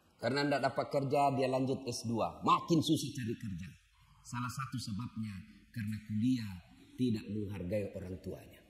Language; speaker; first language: Indonesian; non-native, local second language; Buginese